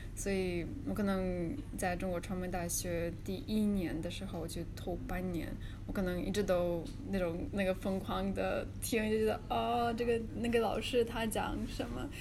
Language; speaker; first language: Chinese; non-native, fluent; Russian